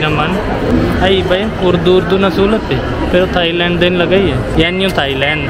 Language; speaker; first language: Filipino; non-native, learner; Hindi